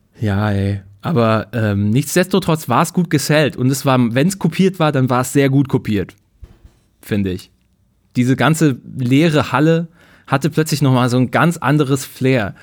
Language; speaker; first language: German; native; German